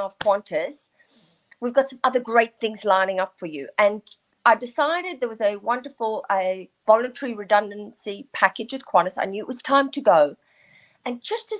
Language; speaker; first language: English; native; English